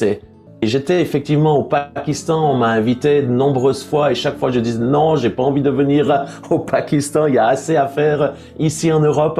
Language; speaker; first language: French; native; French